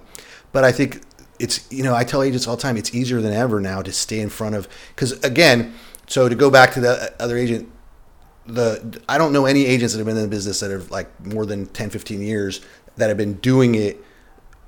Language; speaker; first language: English; native; English